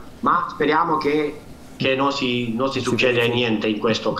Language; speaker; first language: Italian; non-native, fluent; Romanian